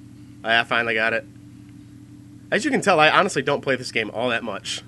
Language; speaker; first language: English; native; English